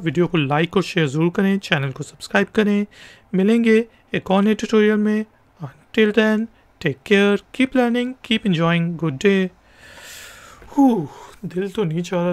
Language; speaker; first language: Hindi; non-native, local second language; Punjabi